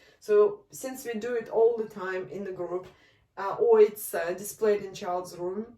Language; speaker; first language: English; non-native, fluent; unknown